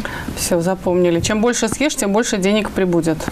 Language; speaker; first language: Russian; native; Russian